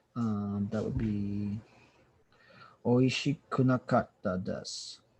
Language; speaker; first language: Japanese; non-native, learner; English